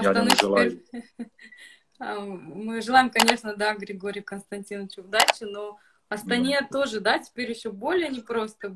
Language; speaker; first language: Russian; native; Russian